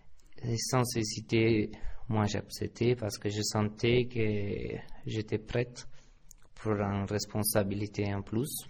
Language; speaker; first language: French; non-native, fluent; Italian